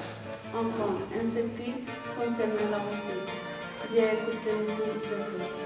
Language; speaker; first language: French; non-native, learner; Spanish